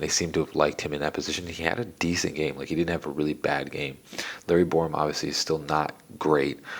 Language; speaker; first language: English; native; English